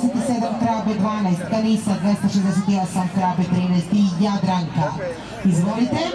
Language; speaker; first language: Bosnian; native; Bosnian